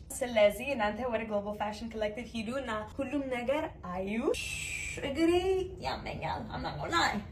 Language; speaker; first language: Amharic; early bilingual, heritage; Amharic